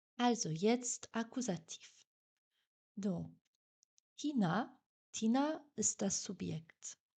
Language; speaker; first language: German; non-native, fluent; French